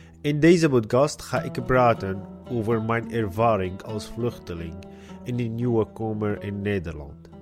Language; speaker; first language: Dutch; non-native, learner; Arabic